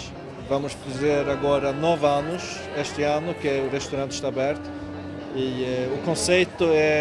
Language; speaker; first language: Portuguese; non-native, fluent; Swedish